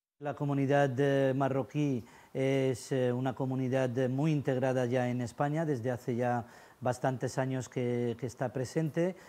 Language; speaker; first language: Spanish; non-native, fluent; Arabic